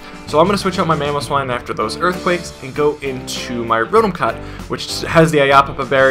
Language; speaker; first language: English; native; English